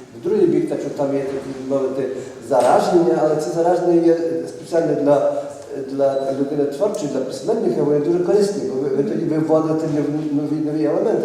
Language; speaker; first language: Ukrainian; early bilingual, heritage; Ukrainian